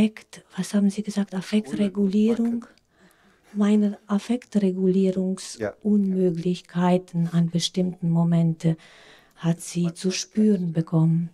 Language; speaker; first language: German; non-native, fluent; Romanian